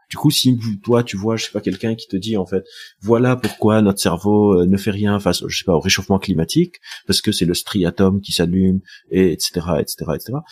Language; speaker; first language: French; non-native, local second language; Arabic